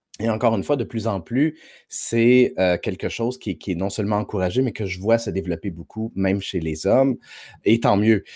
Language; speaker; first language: French; native; French